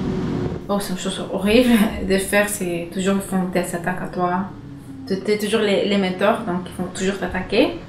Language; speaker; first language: French; non-native, learner; Spanish